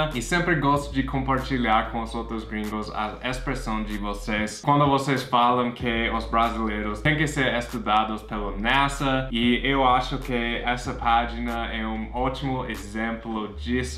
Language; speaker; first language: Portuguese; non-native, fluent; English